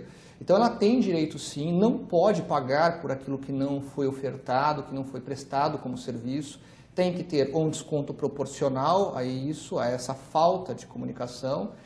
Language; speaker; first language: Portuguese; native; Portuguese